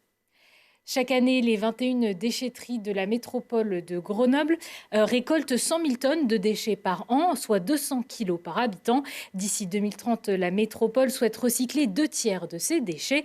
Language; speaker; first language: French; native; French